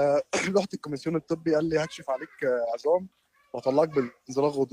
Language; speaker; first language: Arabic; native; Arabic